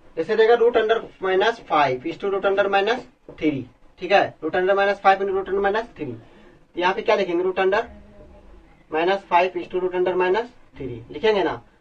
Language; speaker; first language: Hindi; native; Hindi